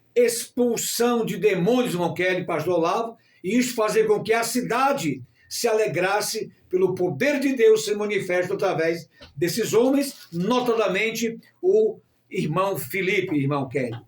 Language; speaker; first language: Portuguese; native; Portuguese